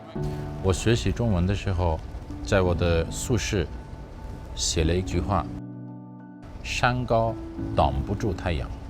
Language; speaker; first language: Chinese; non-native, fluent; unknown